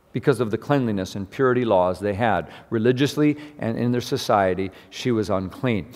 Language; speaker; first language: English; native; English